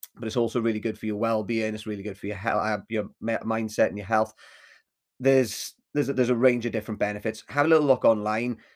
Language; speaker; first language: English; native; English